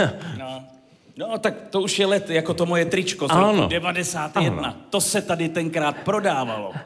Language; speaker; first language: Czech; native; Czech